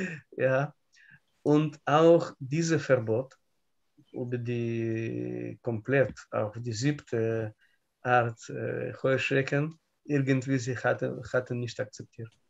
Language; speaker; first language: German; non-native, learner; Russian